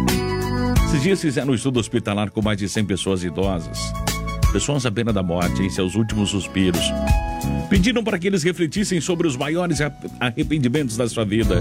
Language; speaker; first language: Portuguese; native; Portuguese